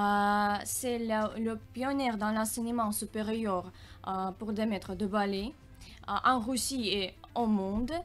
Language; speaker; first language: French; non-native, learner; Russian